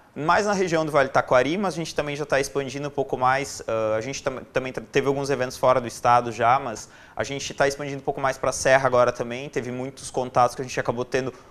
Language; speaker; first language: Portuguese; native; Portuguese